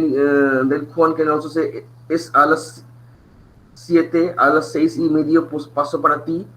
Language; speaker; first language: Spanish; non-native, fluent; Bangla